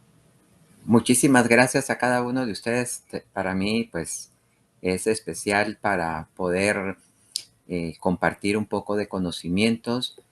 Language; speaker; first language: Spanish; native; Spanish